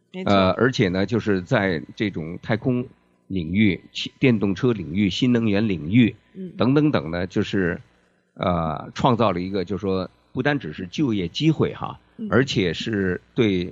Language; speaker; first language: Chinese; native; Chinese